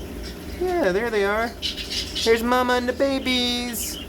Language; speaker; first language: English; native; English